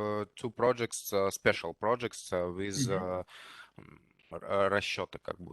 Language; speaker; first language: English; non-native, learner; Russian